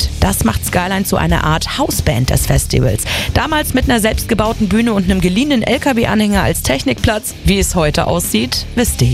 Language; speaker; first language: German; native; German